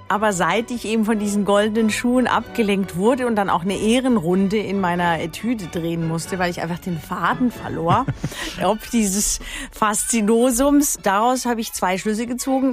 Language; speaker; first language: German; native; German